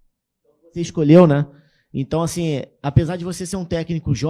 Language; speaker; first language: Portuguese; native; Portuguese